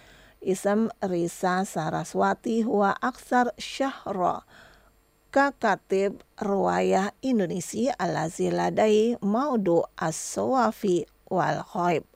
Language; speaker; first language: Arabic; non-native, fluent; Indonesian